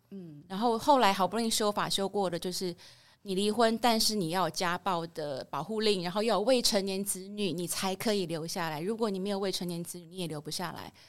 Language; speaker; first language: Chinese; native; Chinese